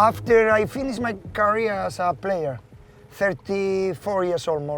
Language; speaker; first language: English; non-native, fluent; Spanish